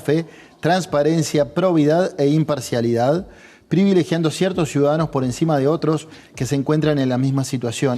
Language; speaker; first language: Spanish; native; Spanish